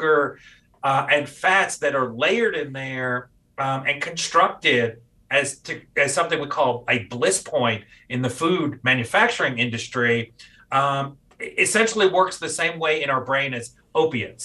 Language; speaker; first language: English; native; English